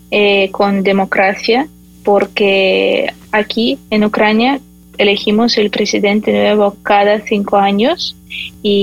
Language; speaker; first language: Spanish; non-native, fluent; Ukrainian